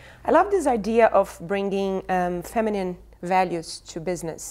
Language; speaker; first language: English; non-native, fluent; Portuguese